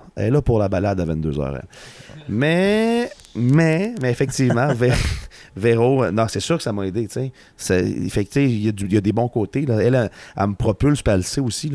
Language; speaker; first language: French; native; French